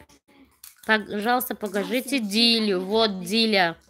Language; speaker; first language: Russian; non-native, learner; Tajik